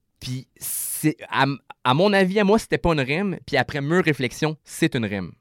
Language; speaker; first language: French; native; French